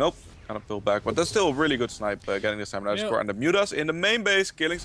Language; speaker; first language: English; non-native, fluent; Dutch